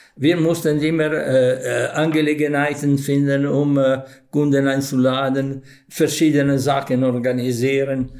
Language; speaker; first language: German; non-native, fluent; Italian